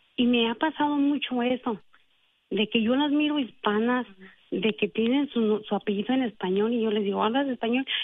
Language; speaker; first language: Spanish; native; Spanish